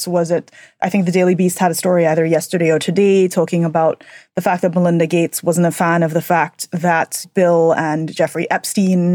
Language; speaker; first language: English; native; English